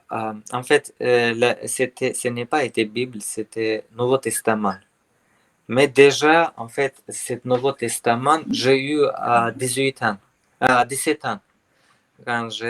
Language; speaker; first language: French; non-native, learner; Armenian